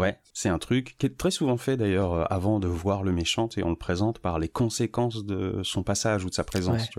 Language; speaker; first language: French; native; French